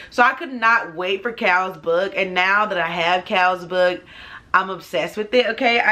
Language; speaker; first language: English; native; English